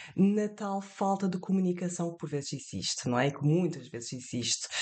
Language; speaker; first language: Portuguese; early bilingual, heritage; French